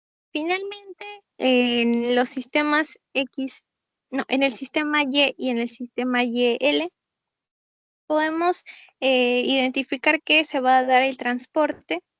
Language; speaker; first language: Spanish; native; Spanish